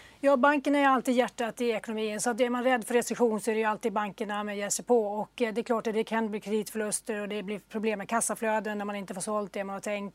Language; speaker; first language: Swedish; native; Swedish